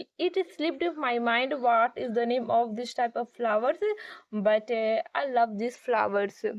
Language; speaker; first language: English; non-native, learner; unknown